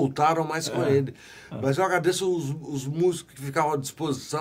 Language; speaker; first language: Portuguese; native; Portuguese